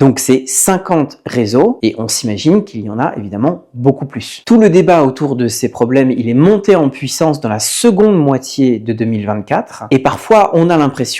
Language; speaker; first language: French; native; French